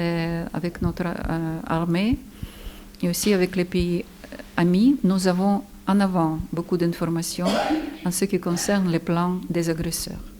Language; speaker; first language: French; non-native, fluent; Ukrainian